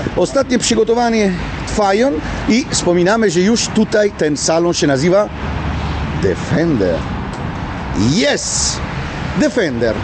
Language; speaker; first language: Polish; non-native, learner; Italian